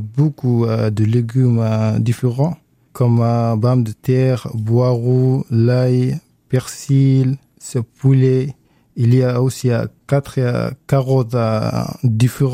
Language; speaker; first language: French; non-native, learner; Arabic